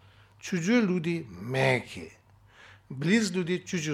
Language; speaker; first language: Russian; non-native, learner; Tibetan